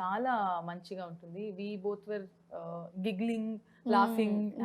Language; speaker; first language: Telugu; non-native, local second language; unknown